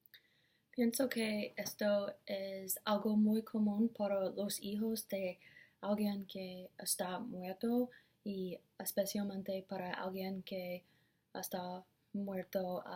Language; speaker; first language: Spanish; non-native, learner; English